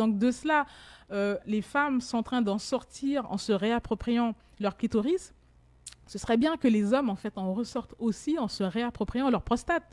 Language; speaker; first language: French; native; French